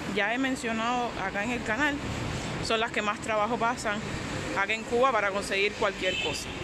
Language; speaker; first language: Spanish; native; Spanish